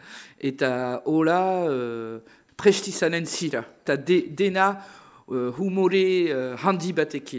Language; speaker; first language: Basque; non-native, local second language; French